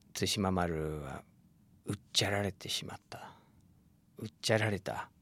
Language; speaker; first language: Japanese; non-native, fluent; English